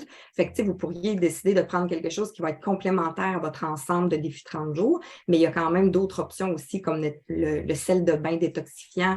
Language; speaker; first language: French; native; French